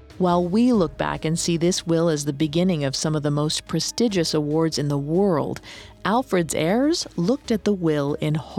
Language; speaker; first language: English; native; English